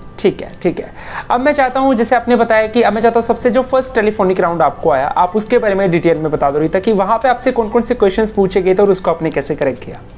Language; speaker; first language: Hindi; native; Hindi